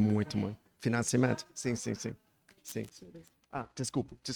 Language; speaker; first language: Portuguese; non-native, learner; English